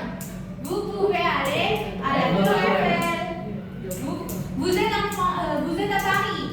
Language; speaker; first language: French; non-native, learner; Indonesian